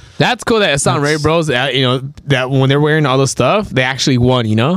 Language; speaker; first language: English; native; English